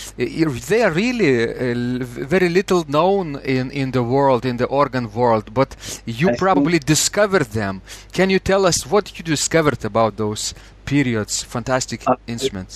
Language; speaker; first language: English; non-native, fluent; Lithuanian